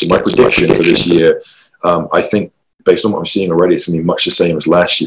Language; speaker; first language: English; native; English